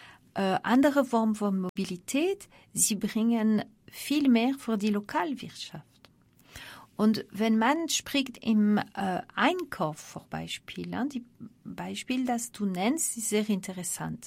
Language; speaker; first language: German; non-native, fluent; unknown